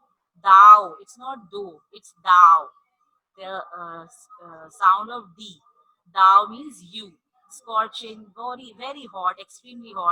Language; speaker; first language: English; non-native, local second language; Urdu